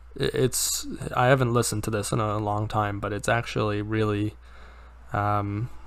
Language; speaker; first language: English; native; English